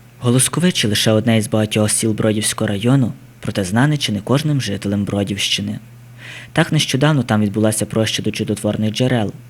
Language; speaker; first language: Ukrainian; native; Ukrainian